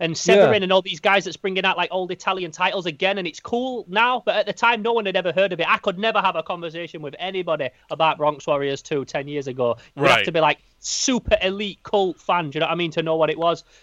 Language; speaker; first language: English; native; English